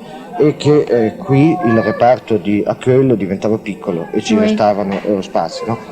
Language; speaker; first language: Italian; native; Italian